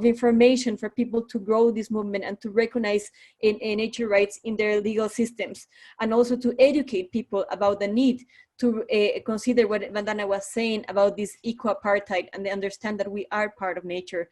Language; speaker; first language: English; non-native, fluent; Spanish